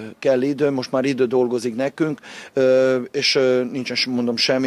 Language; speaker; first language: Hungarian; non-native, fluent; Serbian